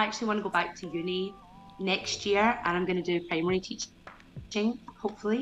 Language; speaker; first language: English; native; English